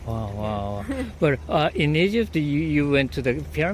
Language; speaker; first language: English; non-native, learner; Japanese